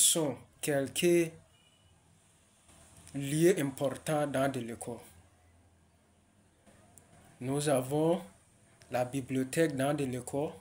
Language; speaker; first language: French; non-native, learner; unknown